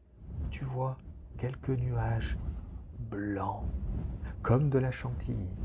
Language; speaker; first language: French; native; French